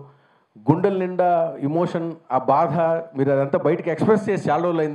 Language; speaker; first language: Telugu; native; Telugu